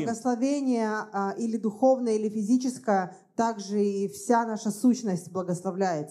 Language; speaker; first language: Russian; native; Russian